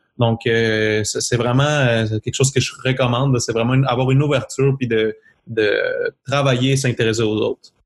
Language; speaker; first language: French; non-native, fluent; Spanish